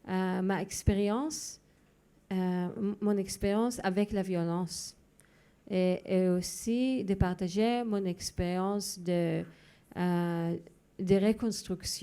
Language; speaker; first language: French; non-native, fluent; Hebrew